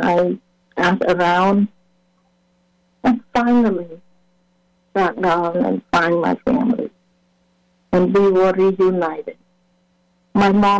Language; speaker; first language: English; non-native, fluent; Khmer